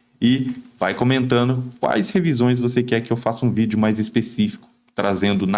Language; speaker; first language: Portuguese; native; Portuguese